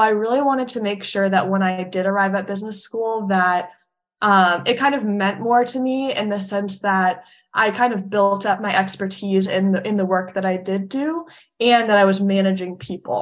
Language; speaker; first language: English; native; English